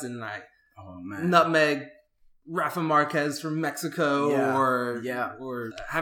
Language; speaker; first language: English; native; English